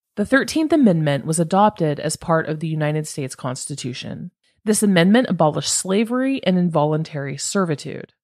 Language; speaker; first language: English; native; English